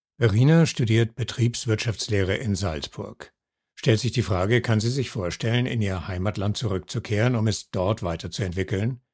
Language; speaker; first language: German; native; German